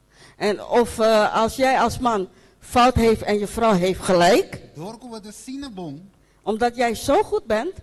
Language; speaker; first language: Dutch; non-native, local second language; Papiamento